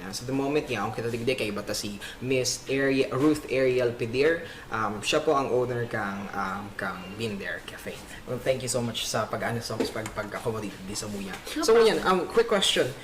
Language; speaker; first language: Filipino; non-native, local second language; Bikol